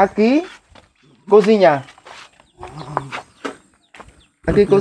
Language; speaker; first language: Portuguese; non-native, learner; Vietnamese